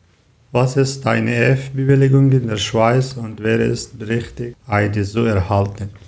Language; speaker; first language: German; non-native, learner; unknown